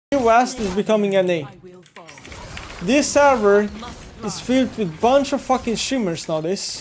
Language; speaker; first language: English; non-native, fluent; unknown